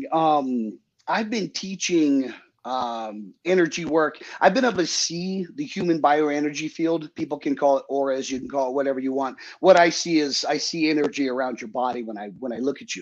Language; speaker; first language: English; native; English